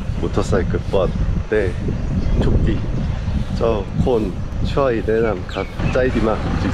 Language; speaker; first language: Thai; non-native, learner; Korean